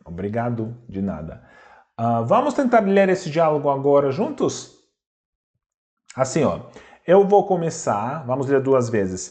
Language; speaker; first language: Portuguese; non-native, fluent; Russian